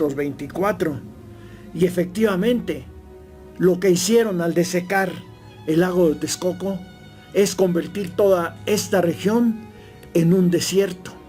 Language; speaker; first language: Spanish; native; Spanish